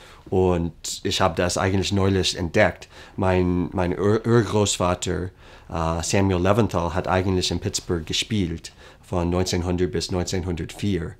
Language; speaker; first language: German; non-native, fluent; English